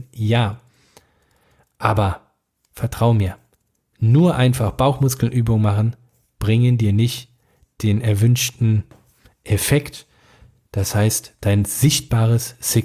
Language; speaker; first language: German; native; German